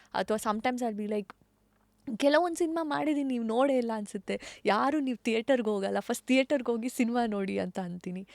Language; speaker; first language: Kannada; non-native, local second language; Tulu